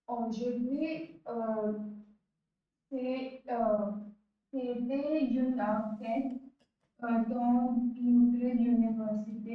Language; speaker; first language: French; non-native, learner; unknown